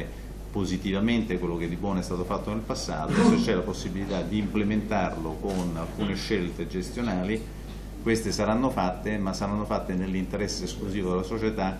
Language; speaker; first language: Italian; native; Italian